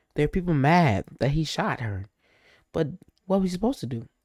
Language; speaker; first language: English; native; English